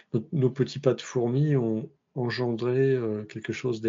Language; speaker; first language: French; native; French